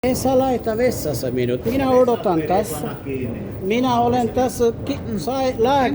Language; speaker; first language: Finnish; non-native, learner; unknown